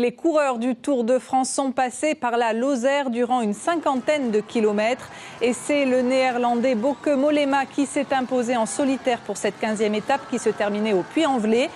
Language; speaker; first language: French; native; French